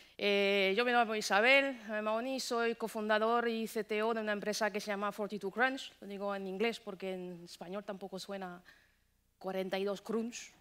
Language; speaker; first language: Spanish; non-native, fluent; French